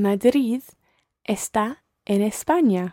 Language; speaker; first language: Spanish; non-native, learner; English